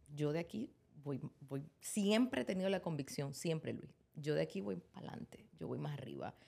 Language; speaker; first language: Spanish; native; Spanish